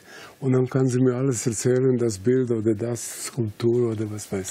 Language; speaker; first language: German; non-native, fluent; Serbian